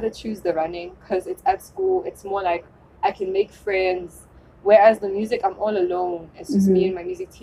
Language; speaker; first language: English; non-native, local second language; German